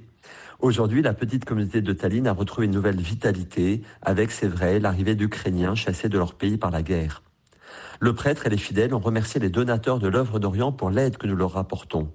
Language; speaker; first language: French; native; French